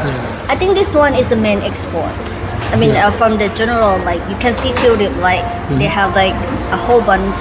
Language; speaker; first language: English; non-native, learner; Thai